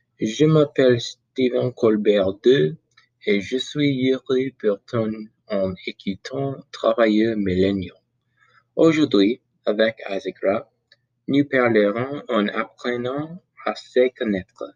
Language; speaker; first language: French; non-native, learner; English